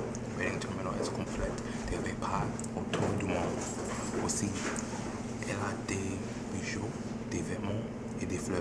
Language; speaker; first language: French; non-native, learner; English